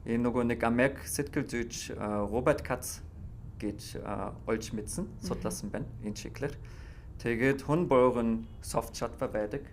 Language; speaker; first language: Mongolian; non-native, fluent; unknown